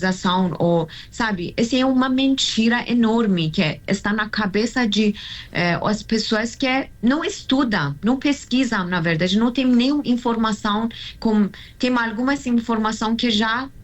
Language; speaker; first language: Portuguese; non-native, learner; Persian